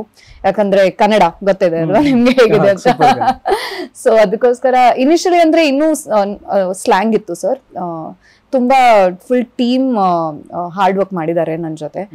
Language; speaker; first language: Kannada; early bilingual, other home language; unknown